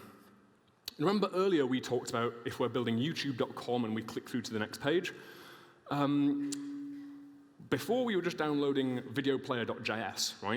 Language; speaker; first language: English; native; English